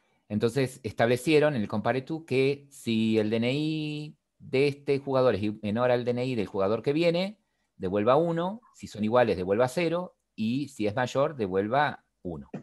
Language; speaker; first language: Spanish; native; Spanish